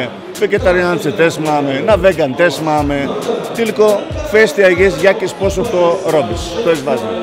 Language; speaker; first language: Polish; non-native, fluent; Greek